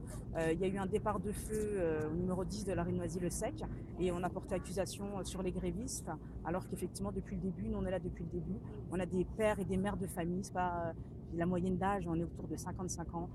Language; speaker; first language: French; native; French